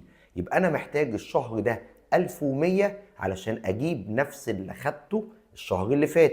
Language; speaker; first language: Arabic; native; Arabic